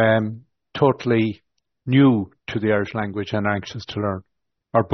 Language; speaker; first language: English; native; English